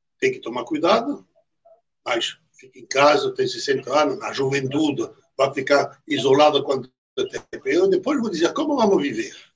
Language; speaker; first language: Portuguese; non-native, fluent; French